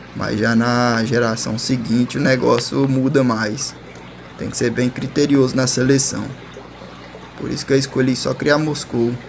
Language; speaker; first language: Portuguese; native; Portuguese